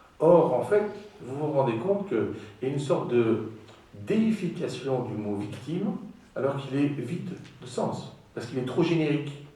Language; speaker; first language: French; non-native, fluent; Greek